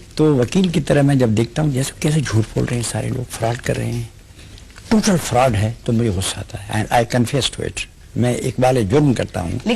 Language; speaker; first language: Urdu; non-native, local second language; Sindhi